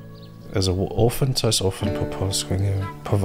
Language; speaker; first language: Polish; early bilingual, heritage; Polish